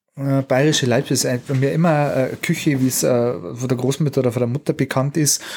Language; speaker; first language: German; native; German